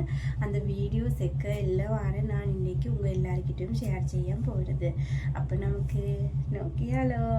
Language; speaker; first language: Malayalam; non-native, learner; Tamil